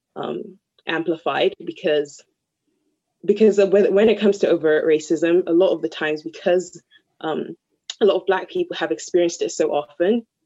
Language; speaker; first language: English; early bilingual, other home language; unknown